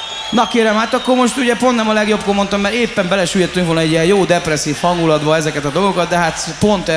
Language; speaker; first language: Hungarian; native; Hungarian